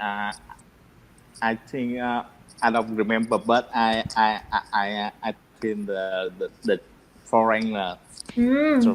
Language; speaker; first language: English; non-native, learner; Vietnamese